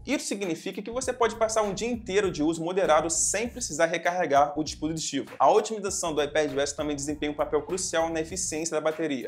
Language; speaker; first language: Portuguese; native; Portuguese